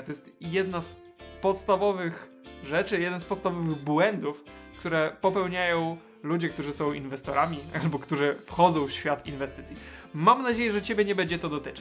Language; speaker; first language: Polish; native; Polish